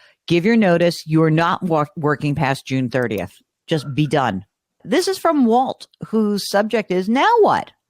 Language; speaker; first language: English; native; English